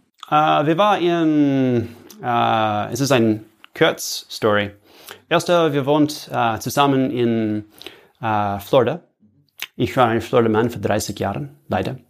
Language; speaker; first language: German; non-native, learner; English